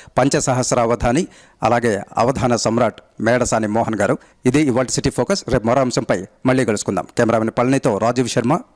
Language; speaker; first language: Telugu; native; Telugu